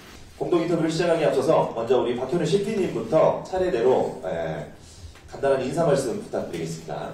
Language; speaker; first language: Korean; native; Korean